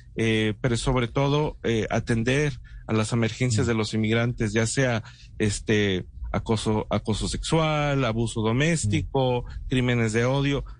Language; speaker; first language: Spanish; early bilingual, heritage; Spanish